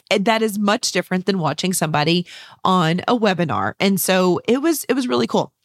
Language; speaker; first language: English; native; English